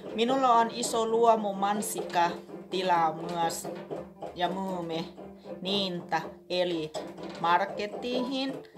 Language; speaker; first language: Finnish; non-native, learner; Thai